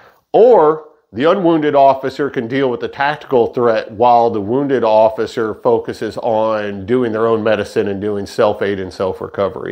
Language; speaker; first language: English; native; English